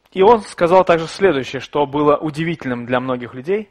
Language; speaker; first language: Russian; native; Russian